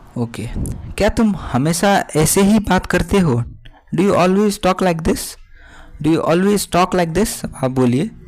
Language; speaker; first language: Hindi; native; Hindi